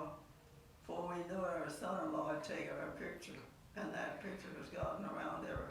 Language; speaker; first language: English; native; English